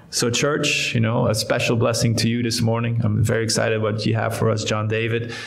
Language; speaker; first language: English; non-native, fluent; Dutch